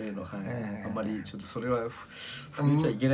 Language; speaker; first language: Japanese; native; Japanese